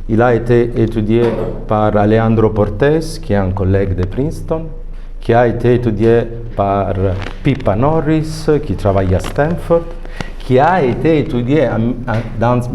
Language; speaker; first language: French; non-native, fluent; Italian